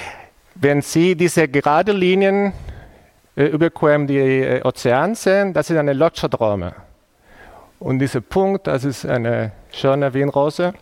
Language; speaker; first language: German; non-native, fluent; Spanish